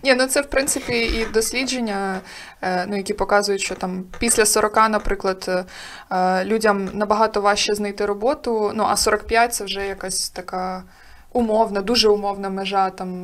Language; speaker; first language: Ukrainian; native; Ukrainian